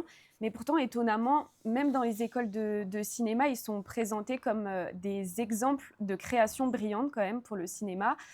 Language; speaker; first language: French; native; French